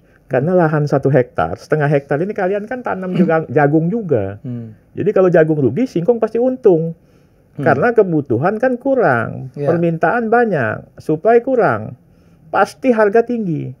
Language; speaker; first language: Indonesian; native; Indonesian